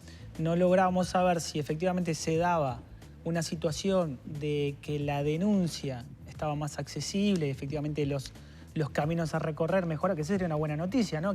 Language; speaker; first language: Spanish; native; Spanish